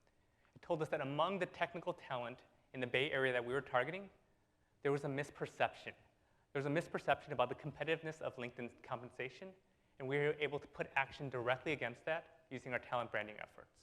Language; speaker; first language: English; native; English